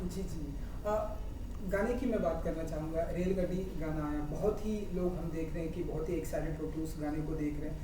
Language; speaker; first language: Hindi; native; Hindi